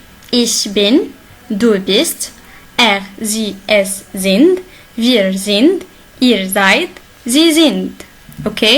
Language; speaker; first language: German; non-native, learner; Arabic